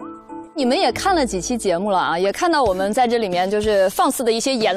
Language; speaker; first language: Chinese; native; Chinese